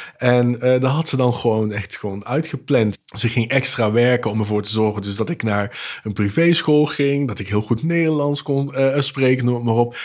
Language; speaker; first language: Dutch; non-native, local second language; Papiamento